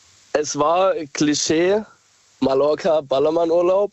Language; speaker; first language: German; native; German